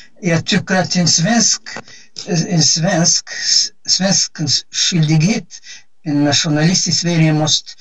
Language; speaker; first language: Swedish; non-native, fluent; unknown